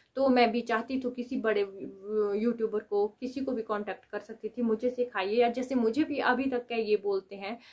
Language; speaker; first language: Hindi; native; Hindi